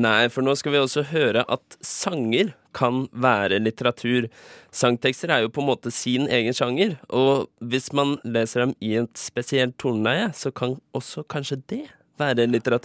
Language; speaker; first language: Norwegian; native; Norwegian